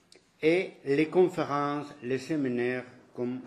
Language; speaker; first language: French; non-native, fluent; Spanish